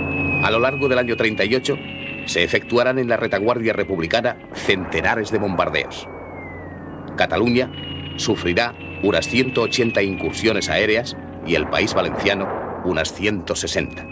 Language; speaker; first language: Spanish; native; Spanish